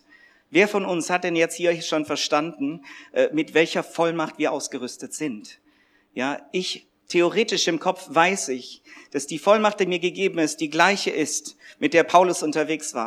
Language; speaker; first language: German; native; German